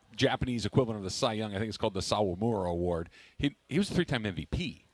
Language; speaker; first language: English; native; English